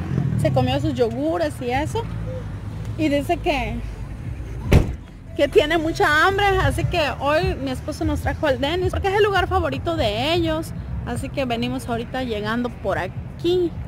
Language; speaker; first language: Spanish; native; Spanish